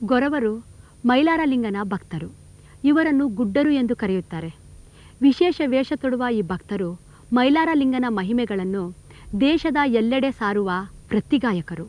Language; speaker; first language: Kannada; native; Kannada